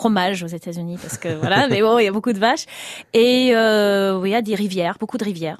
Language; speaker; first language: French; non-native, fluent; English